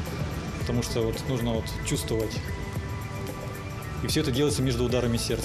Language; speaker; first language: Russian; native; Russian